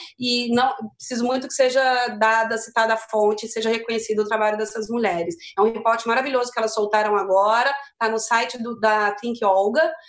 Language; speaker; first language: Portuguese; native; Portuguese